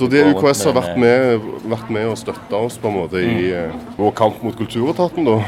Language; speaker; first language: Norwegian; native; Norwegian